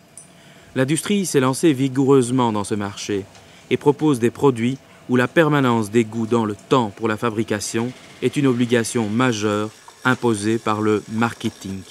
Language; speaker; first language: French; native; French